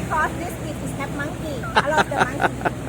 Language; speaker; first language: English; non-native, learner; Thai